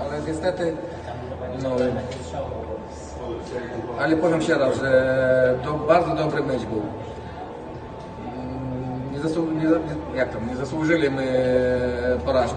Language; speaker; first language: Polish; non-native, learner; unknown